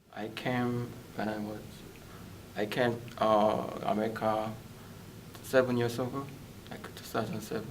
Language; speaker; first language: English; non-native, learner; Korean